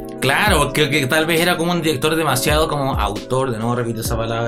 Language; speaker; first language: Spanish; native; Spanish